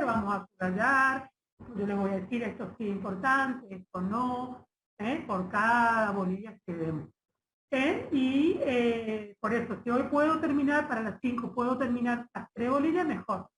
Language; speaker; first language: Spanish; native; Spanish